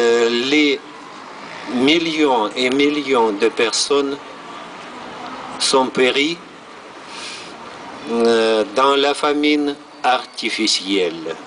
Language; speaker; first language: French; non-native, fluent; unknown